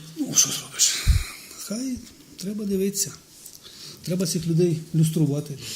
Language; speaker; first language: Ukrainian; non-native, local second language; Russian